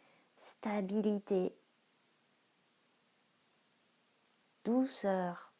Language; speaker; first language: French; native; French